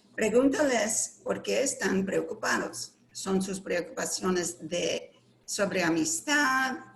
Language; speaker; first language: Spanish; non-native, learner; English